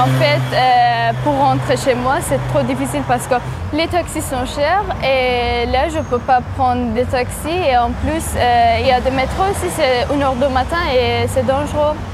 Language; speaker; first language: French; non-native, fluent; Persian